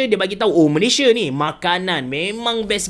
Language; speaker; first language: Malay; native; Malay